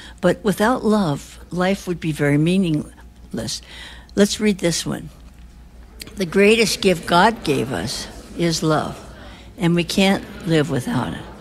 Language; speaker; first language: English; early bilingual, other home language; Chinese